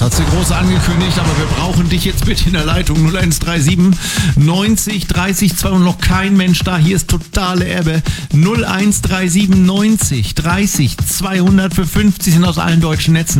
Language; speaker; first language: German; native; German